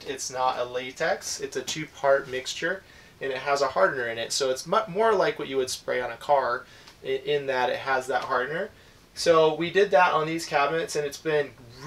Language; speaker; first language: English; native; English